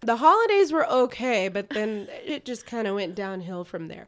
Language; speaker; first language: English; early bilingual, other home language; Spanish